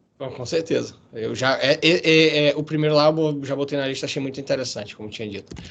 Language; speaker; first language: Portuguese; native; Portuguese